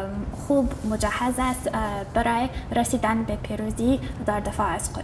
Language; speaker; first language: Persian; non-native, fluent; English